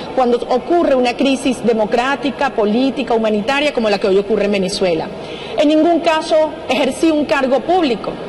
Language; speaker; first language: Spanish; native; Spanish